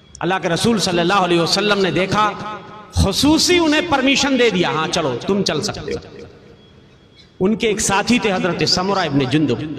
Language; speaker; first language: Urdu; native; Urdu